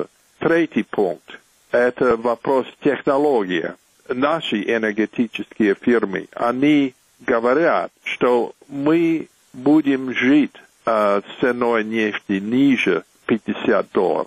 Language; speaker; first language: Russian; non-native, fluent; English